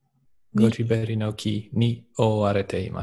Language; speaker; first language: Japanese; non-native, learner; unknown